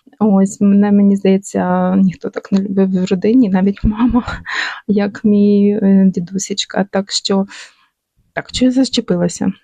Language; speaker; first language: Ukrainian; non-native, local second language; Russian